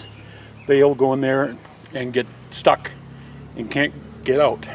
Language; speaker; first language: English; native; English